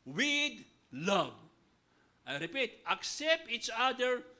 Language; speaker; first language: English; non-native, local second language; Filipino